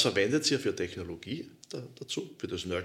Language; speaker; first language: German; native; German